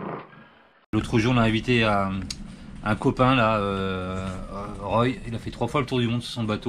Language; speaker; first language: French; native; French